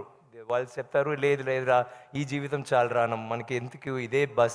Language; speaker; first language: Telugu; non-native, learner; Tamil